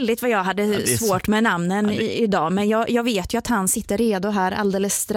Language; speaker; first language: Swedish; native; Swedish